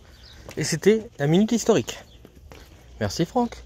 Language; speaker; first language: French; native; French